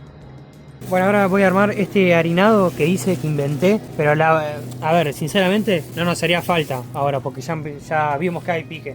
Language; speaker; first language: Spanish; native; Spanish